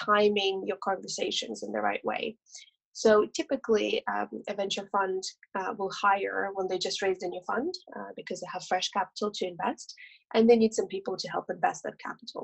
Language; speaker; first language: English; non-native, fluent; French